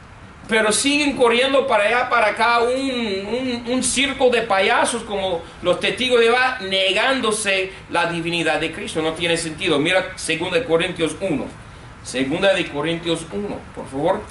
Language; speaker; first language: Spanish; non-native, fluent; English